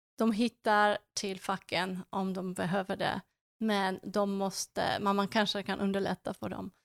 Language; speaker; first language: Swedish; non-native, fluent; Polish